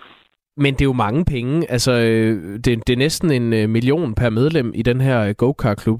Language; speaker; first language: Danish; native; Danish